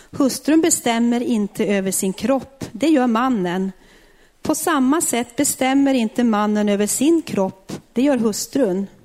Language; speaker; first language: Swedish; native; Swedish